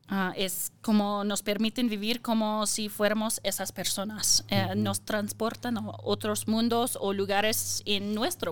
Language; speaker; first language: Spanish; non-native, fluent; English